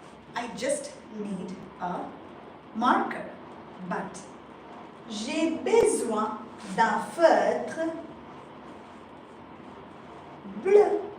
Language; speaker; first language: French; non-native, fluent; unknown